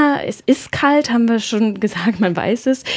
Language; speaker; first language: German; native; German